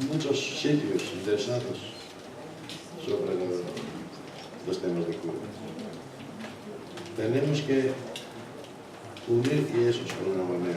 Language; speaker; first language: Spanish; non-native, learner; Greek